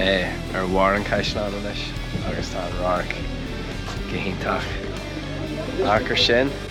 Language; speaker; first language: Irish; non-native, local second language; English